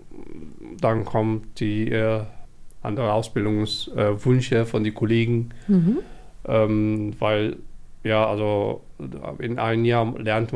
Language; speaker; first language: German; non-native, learner; Somali